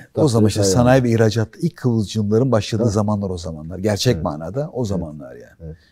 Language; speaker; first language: Turkish; native; Turkish